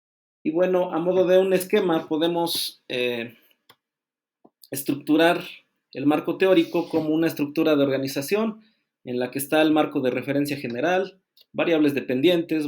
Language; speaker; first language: Spanish; native; Spanish